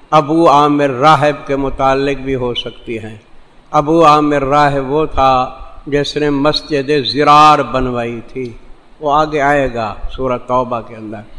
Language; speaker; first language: Urdu; non-native, local second language; Saraiki